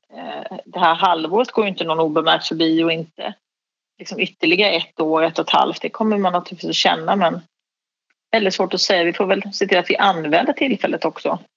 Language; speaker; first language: Swedish; native; Swedish